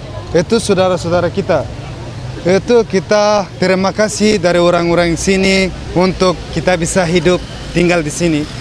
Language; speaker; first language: Indonesian; early bilingual, other home language; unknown